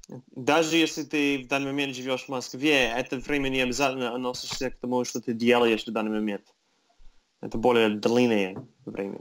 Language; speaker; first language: Russian; non-native, fluent; English